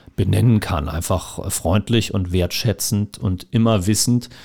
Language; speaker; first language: German; native; German